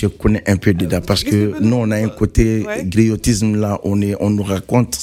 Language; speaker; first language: French; non-native, local second language; Mandingo